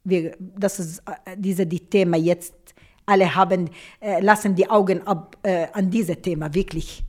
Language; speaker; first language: German; non-native, local second language; Arabic